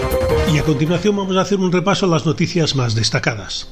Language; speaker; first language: Spanish; native; Spanish